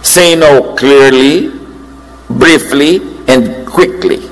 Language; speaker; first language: English; non-native, local second language; Filipino